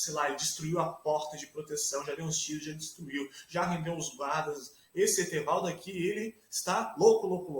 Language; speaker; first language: Portuguese; native; Portuguese